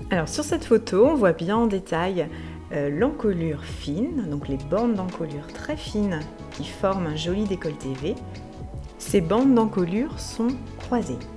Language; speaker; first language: French; native; French